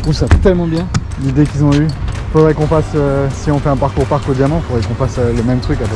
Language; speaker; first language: French; native; French